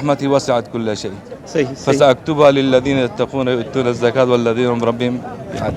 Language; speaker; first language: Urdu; non-native, learner; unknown